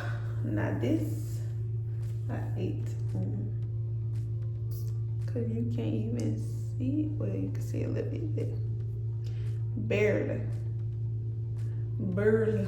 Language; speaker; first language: English; native; English